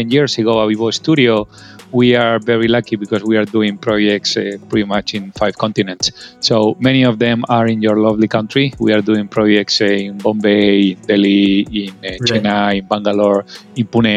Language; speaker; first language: English; non-native, fluent; Spanish